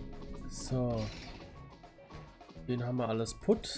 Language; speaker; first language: German; native; German